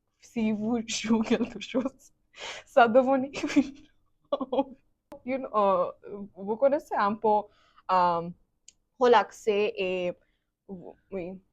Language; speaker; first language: French; non-native, learner; Bangla